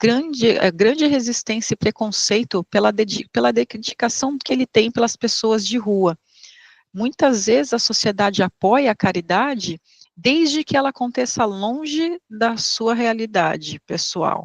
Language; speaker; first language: Portuguese; native; Portuguese